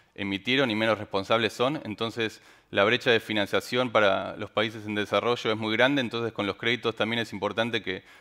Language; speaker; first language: Spanish; native; Spanish